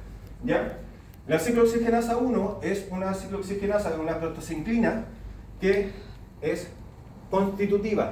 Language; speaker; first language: Spanish; native; Spanish